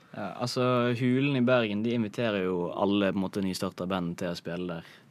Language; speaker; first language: Norwegian; native; Norwegian